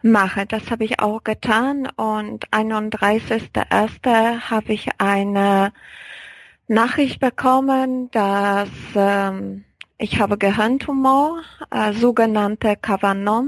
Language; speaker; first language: German; non-native, fluent; Polish